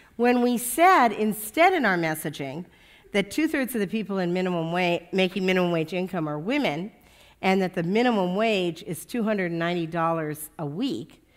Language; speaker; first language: English; native; English